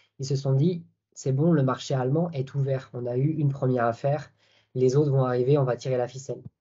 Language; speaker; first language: French; native; French